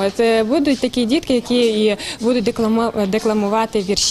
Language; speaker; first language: Ukrainian; native; Ukrainian